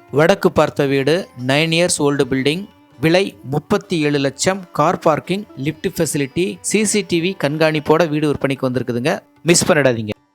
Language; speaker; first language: Tamil; native; Tamil